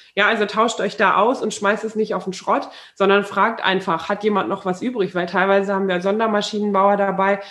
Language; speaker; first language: German; native; German